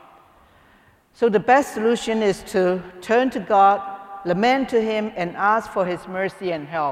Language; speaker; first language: English; non-native, local second language; Cantonese